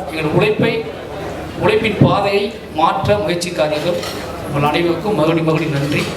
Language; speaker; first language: Tamil; native; Tamil